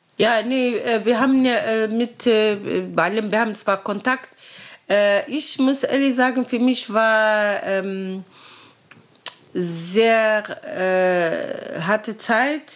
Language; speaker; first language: German; non-native, learner; Arabic